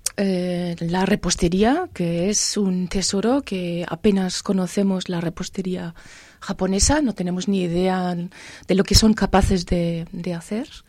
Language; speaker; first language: Spanish; non-native, fluent; German